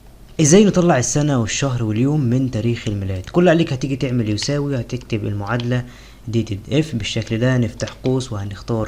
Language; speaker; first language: Arabic; native; Arabic